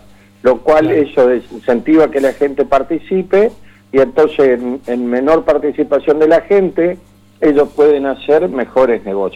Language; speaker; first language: Spanish; native; Spanish